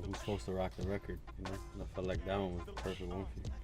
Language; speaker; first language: English; native; English